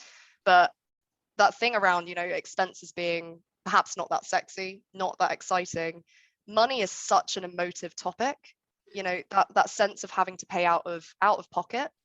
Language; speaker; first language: English; native; English